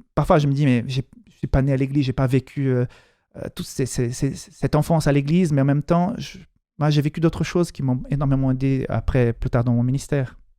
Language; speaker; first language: French; non-native, fluent; Portuguese